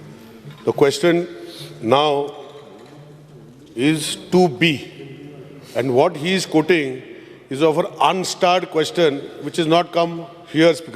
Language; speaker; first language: English; non-native, local second language; Konkani